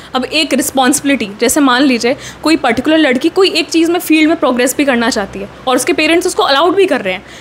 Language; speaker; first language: Hindi; native; Hindi